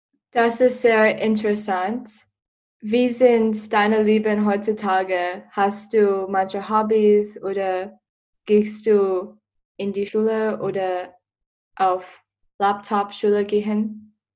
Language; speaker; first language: German; non-native, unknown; Chinese